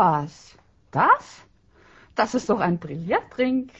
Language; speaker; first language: German; non-native, fluent; Finnish